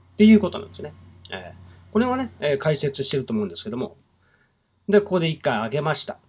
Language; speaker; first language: Japanese; native; Japanese